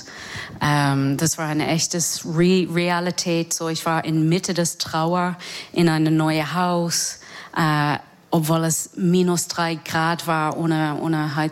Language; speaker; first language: German; non-native, fluent; English